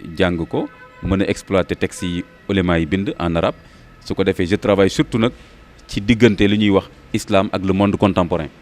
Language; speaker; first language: Wolof; native; Wolof